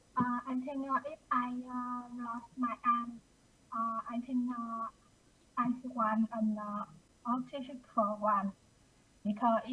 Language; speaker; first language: English; non-native, learner; Vietnamese